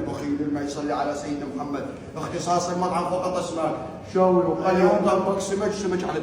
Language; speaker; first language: Arabic; native; Arabic